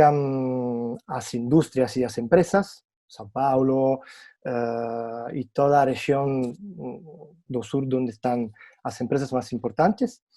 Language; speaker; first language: Portuguese; non-native, fluent; Italian